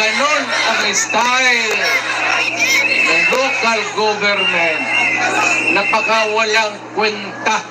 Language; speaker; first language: Filipino; non-native, local second language; Cebuano